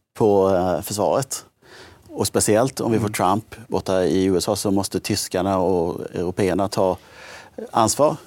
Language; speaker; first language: Swedish; native; Swedish